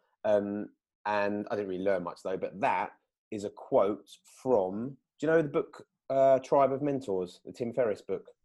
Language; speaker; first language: English; native; English